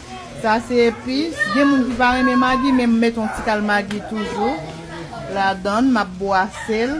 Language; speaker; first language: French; non-native, learner; Haitian Creole